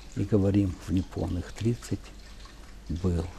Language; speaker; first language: Russian; non-native, local second language; Ukrainian